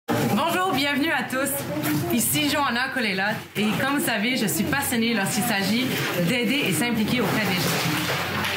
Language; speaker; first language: French; native; French